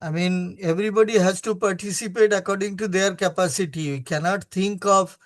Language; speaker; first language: English; non-native, local second language; Hindi